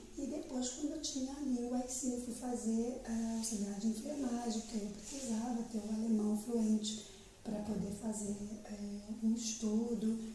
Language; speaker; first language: Portuguese; native; Portuguese